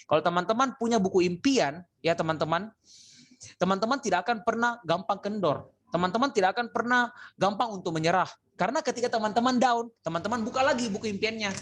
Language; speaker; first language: Indonesian; native; Indonesian